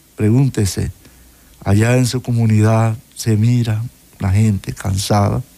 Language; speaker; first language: Spanish; native; Spanish